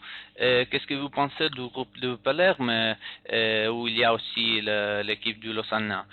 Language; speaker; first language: French; non-native, learner; Italian